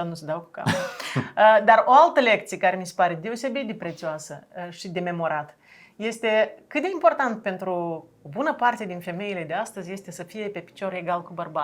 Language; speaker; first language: Romanian; native; Romanian